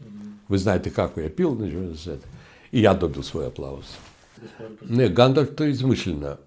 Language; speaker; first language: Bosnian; non-native, learner; Russian